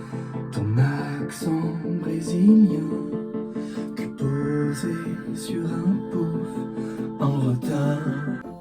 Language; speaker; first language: French; native; French